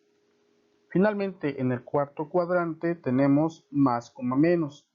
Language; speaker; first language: Spanish; native; Spanish